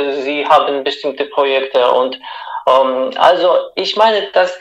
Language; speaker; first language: German; non-native, fluent; Russian